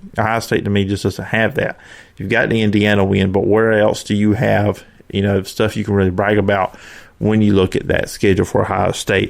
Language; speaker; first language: English; native; English